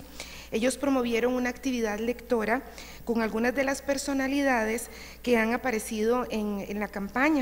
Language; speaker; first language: Spanish; native; Spanish